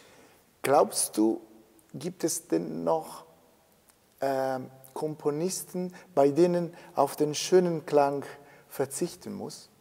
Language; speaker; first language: German; non-native, fluent; Italian